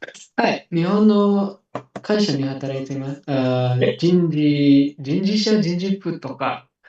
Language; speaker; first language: Japanese; non-native, fluent; Indonesian